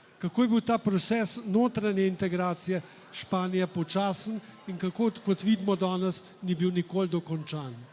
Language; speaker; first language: Slovenian; native; Slovenian